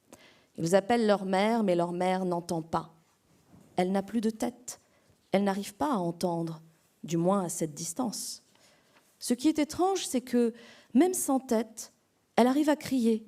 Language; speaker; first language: French; native; French